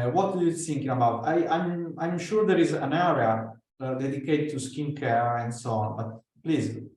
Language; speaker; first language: English; non-native, fluent; Italian